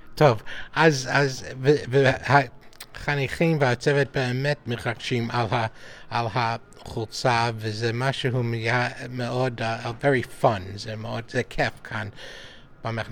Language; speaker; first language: Hebrew; non-native, learner; English